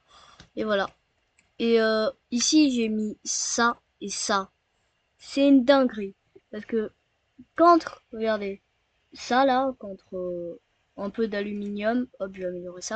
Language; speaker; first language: French; native; French